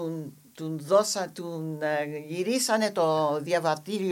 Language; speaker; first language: Greek; non-native, fluent; English